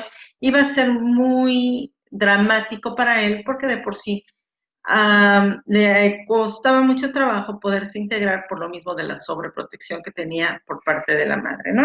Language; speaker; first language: Spanish; native; Spanish